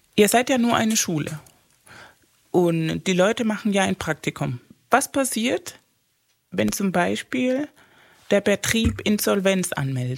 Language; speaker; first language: German; non-native, fluent; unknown